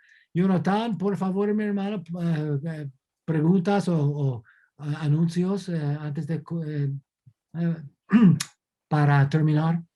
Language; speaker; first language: Spanish; non-native, fluent; English